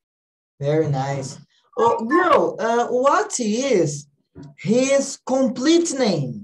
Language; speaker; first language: English; non-native, learner; Portuguese